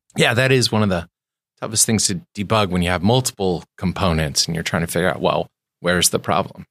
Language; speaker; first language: English; native; English